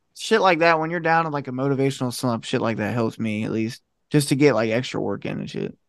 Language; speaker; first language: English; native; English